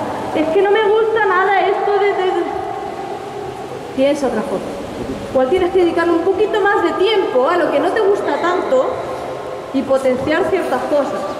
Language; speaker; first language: Spanish; native; Spanish